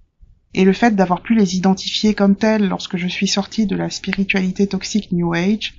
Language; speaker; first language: French; native; French